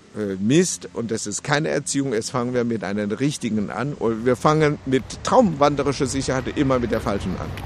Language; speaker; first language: German; non-native, fluent; Chinese